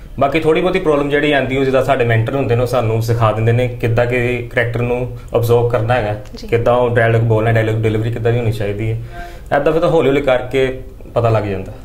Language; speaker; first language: Punjabi; native; Punjabi